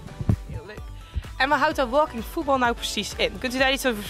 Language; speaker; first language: Dutch; native; Dutch